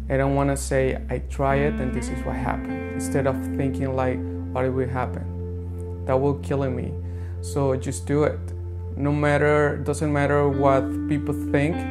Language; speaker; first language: English; non-native, fluent; Spanish